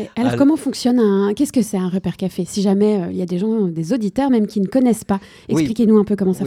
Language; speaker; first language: French; native; French